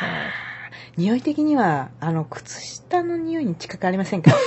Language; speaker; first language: Japanese; native; Japanese